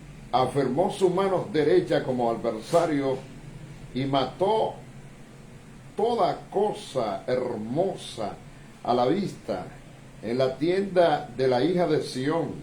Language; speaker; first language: Spanish; native; Spanish